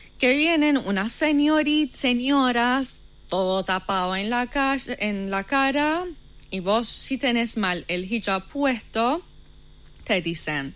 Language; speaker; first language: Spanish; non-native, fluent; Persian